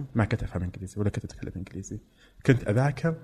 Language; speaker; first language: Arabic; native; Arabic